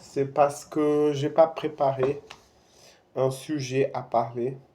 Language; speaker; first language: French; non-native, fluent; Portuguese